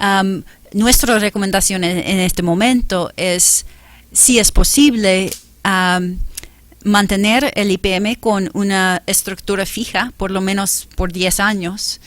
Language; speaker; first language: Spanish; non-native, fluent; English